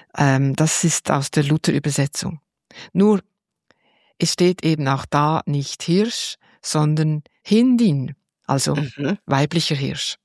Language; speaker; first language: German; native; German